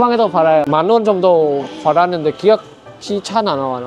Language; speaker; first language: Korean; non-native, learner; Vietnamese